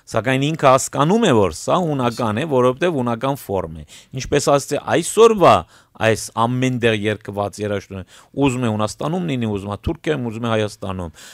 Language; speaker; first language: Armenian; early bilingual, heritage; Armenian